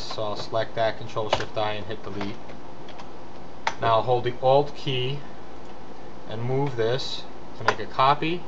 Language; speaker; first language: English; native; English